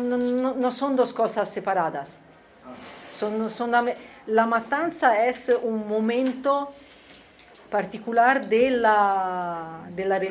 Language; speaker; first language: Spanish; non-native, learner; Italian